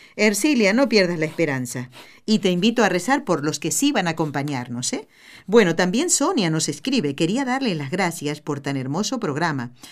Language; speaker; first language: Spanish; native; Spanish